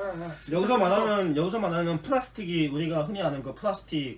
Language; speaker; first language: Korean; native; Korean